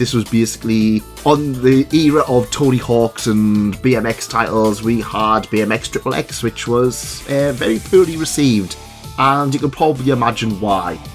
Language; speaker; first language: English; native; English